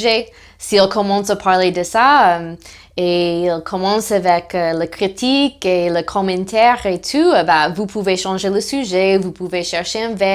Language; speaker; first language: French; non-native, fluent; English